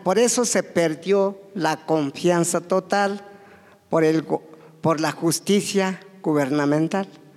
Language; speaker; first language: Spanish; non-native, local second language; Tzotzil